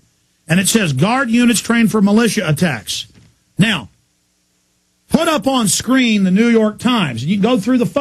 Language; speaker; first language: English; native; English